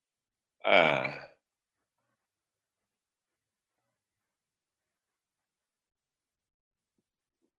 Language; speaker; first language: English; non-native, fluent; Italian